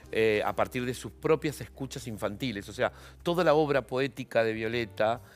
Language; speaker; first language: Spanish; native; Spanish